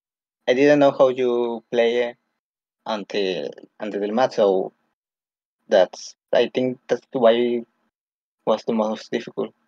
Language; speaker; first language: English; non-native, fluent; Spanish